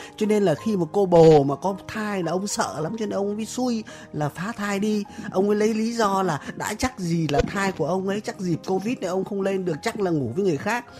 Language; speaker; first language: Vietnamese; native; Vietnamese